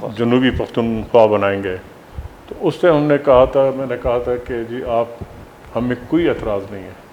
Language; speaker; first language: Urdu; non-native, local second language; Baluchi